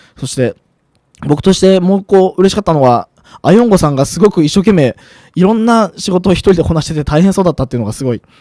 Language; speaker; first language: Japanese; native; Japanese